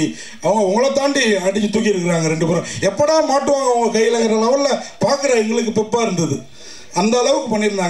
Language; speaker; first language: Tamil; native; Tamil